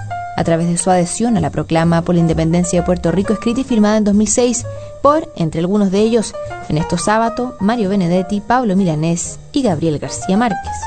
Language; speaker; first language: Spanish; native; Spanish